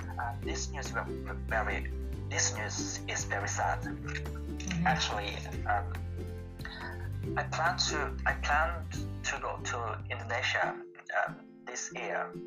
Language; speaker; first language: English; non-native, learner; Korean